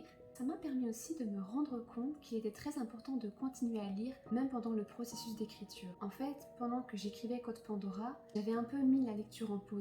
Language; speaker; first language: French; native; French